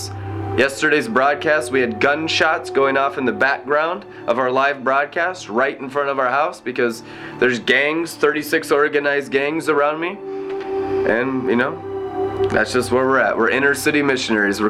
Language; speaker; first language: English; native; English